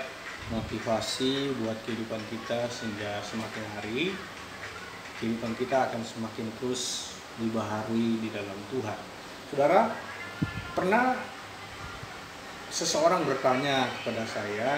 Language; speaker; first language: Indonesian; native; Indonesian